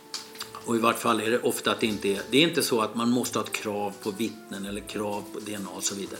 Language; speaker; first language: Swedish; native; Swedish